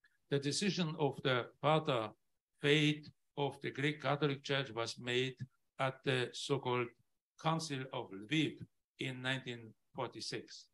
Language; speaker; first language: English; non-native, learner; Polish